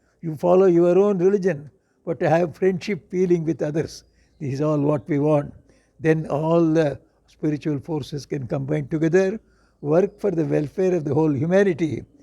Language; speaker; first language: English; non-native, local second language; Kannada